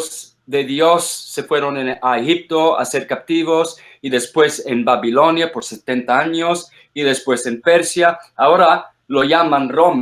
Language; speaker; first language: Spanish; non-native, fluent; English